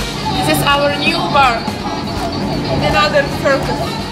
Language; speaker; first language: English; non-native, learner; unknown